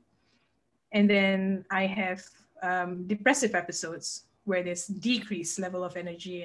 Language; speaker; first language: English; non-native, local second language; Malay